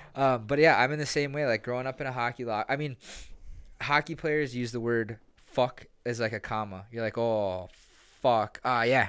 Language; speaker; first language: English; native; English